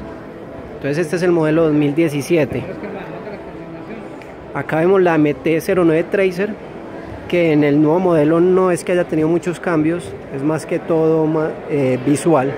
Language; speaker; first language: Spanish; native; Spanish